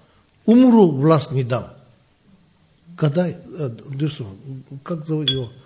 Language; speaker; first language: Russian; non-native, learner; Tibetan